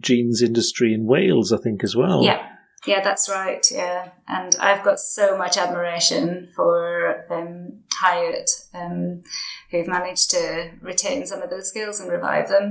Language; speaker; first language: English; native; English